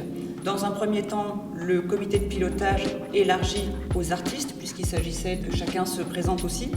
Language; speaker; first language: French; native; French